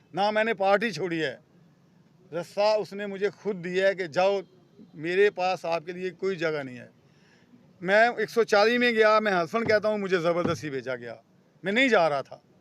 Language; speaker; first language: Urdu; non-native, local second language; Punjabi